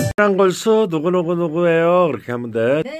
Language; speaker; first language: Korean; native; Korean